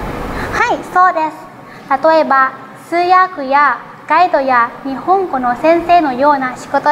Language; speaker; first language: Japanese; non-native, learner; Thai